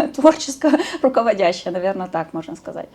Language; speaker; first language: Russian; native; Russian